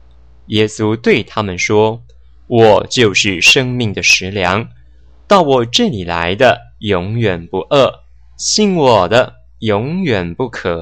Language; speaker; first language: Chinese; native; Chinese